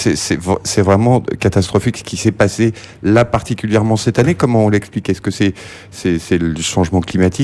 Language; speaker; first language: French; native; French